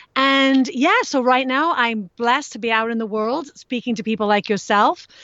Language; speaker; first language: English; native; English